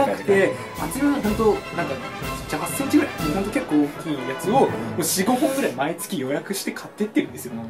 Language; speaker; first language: Japanese; native; Japanese